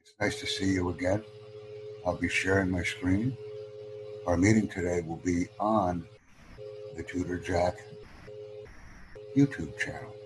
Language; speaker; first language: English; native; English